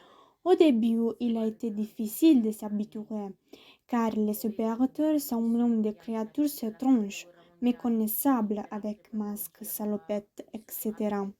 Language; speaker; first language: French; non-native, learner; Italian